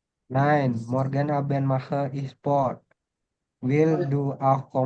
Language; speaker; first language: German; non-native, learner; Indonesian